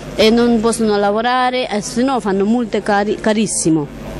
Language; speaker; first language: Italian; non-native, learner; Chinese